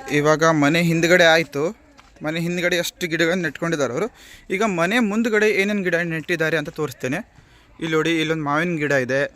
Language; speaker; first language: Kannada; non-native, local second language; Konkani